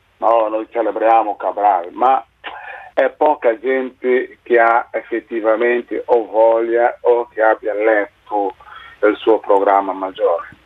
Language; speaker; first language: Italian; non-native, fluent; Upper Guinea Crioulo